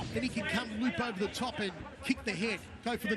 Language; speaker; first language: English; native; English